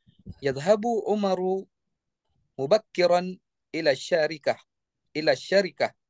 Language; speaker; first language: Arabic; non-native, learner; Indonesian